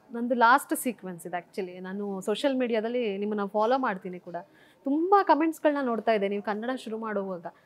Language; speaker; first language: Kannada; native; Kannada